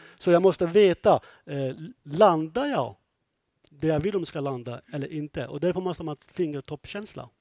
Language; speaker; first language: Swedish; non-native, fluent; Kurdish